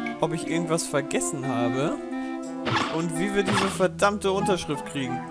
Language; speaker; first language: German; native; German